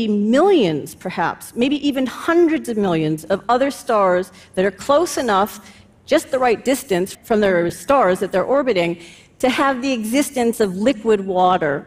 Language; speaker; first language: English; native; English